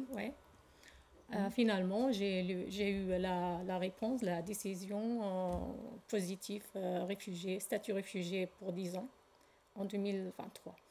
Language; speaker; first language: French; non-native, learner; Arabic